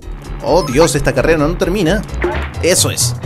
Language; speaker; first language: Spanish; native; Spanish